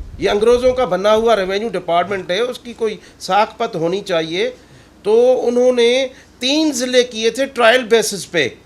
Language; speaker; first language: Urdu; non-native, local second language; Sindhi